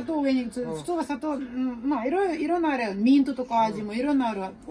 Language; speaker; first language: Japanese; non-native, learner; Russian